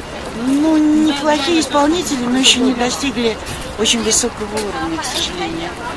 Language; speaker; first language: Russian; native; Russian